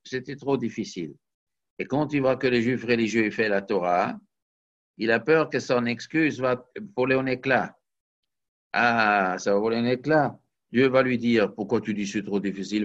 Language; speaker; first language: French; native; French